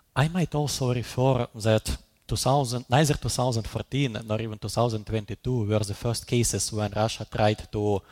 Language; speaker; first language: English; non-native, fluent; Russian